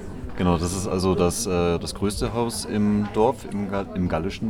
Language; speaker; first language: German; native; German